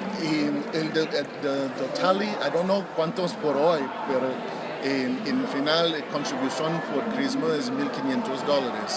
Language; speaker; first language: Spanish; non-native, learner; English